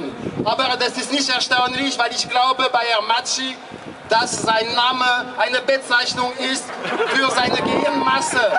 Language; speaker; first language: German; non-native, fluent; French